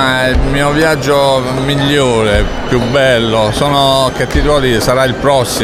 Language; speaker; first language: Italian; native; Italian